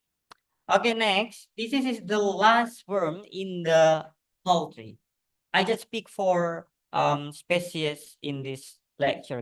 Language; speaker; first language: English; non-native, learner; Indonesian